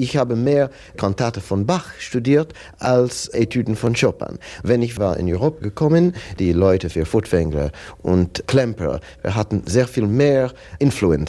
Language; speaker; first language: German; non-native, fluent; English